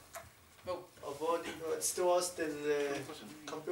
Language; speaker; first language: Danish; non-native, learner; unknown